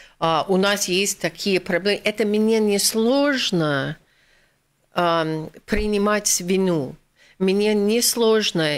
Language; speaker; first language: Russian; non-native, fluent; English